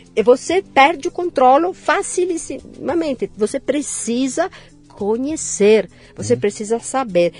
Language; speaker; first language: Portuguese; non-native, fluent; Italian